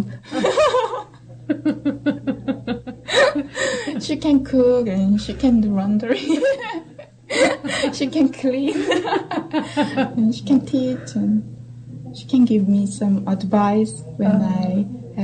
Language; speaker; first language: English; non-native, learner; Korean